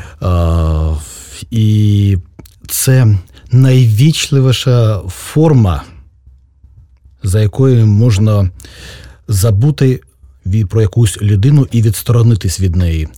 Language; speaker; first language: Ukrainian; native; Ukrainian